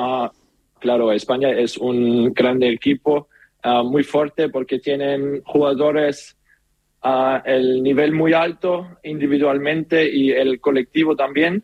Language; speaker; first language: Spanish; non-native, learner; German